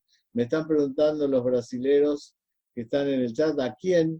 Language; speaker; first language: Spanish; native; Spanish